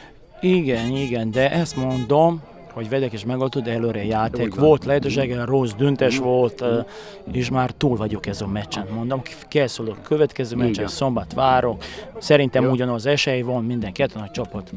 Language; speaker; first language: Hungarian; non-native, learner; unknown